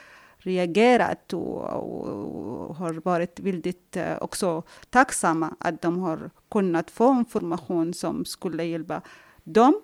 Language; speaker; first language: Swedish; non-native, fluent; Arabic